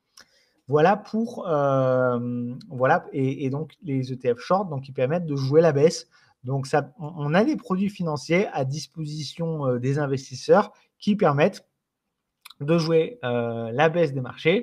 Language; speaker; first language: French; native; French